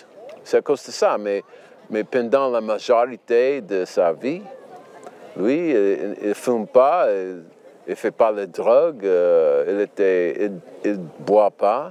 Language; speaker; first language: French; non-native, learner; English